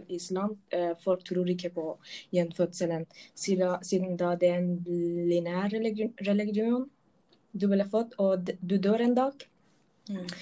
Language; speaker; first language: Norwegian; non-native, local second language; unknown